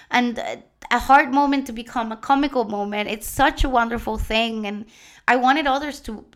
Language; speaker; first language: English; non-native, fluent; Spanish